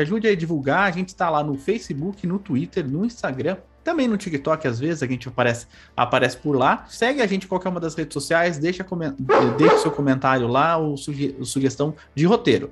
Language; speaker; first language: Portuguese; native; Portuguese